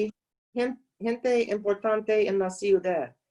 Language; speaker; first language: Spanish; non-native, learner; English